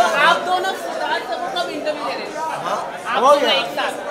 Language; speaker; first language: Hindi; native; Hindi